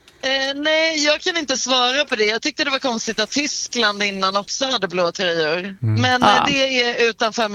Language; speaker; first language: Swedish; native; Swedish